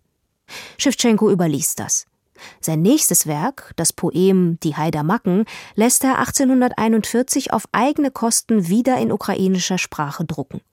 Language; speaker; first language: German; native; German